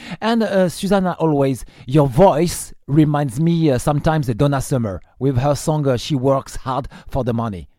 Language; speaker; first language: English; non-native, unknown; French